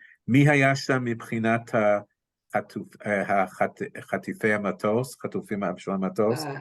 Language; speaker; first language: Hebrew; non-native, fluent; English